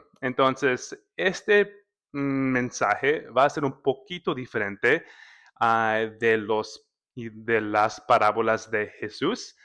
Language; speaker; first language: Spanish; early bilingual, heritage; Spanish